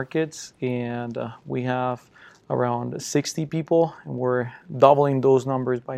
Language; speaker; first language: English; non-native, fluent; Spanish